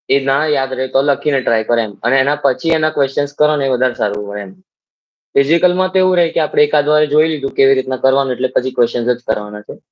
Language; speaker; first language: Gujarati; native; Gujarati